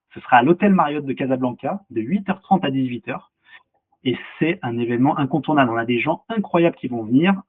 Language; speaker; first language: French; native; French